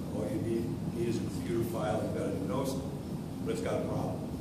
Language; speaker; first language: English; native; English